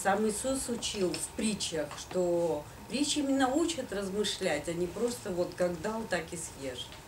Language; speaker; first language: Russian; native; Russian